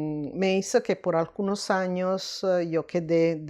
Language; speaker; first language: Spanish; non-native, fluent; Italian